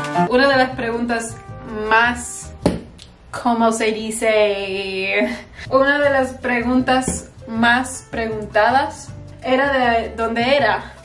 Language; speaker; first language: Spanish; early bilingual, heritage; Spanish